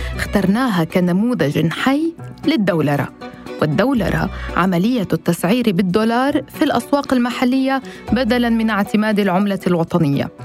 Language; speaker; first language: Arabic; native; Arabic